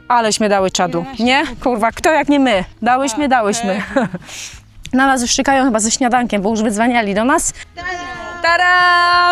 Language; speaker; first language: Polish; native; Polish